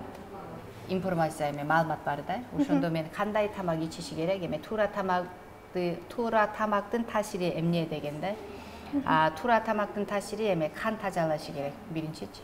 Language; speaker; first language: Kyrgyz; non-native, learner; Korean